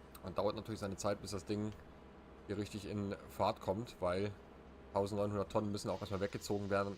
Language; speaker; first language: German; native; German